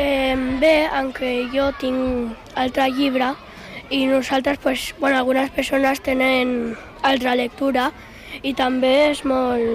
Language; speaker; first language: Catalan; non-native, local second language; Spanish